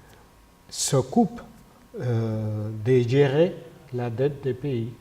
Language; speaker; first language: French; non-native, fluent; Spanish